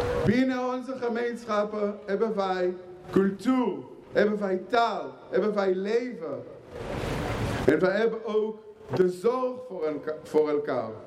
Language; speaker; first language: Dutch; non-native, fluent; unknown